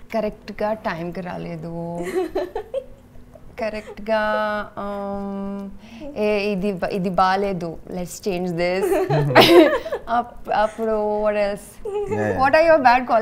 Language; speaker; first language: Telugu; non-native, learner; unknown